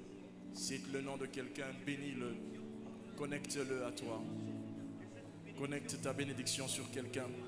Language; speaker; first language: French; non-native, local second language; Lingala